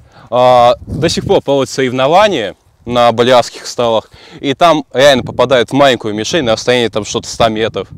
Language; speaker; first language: Russian; native; Russian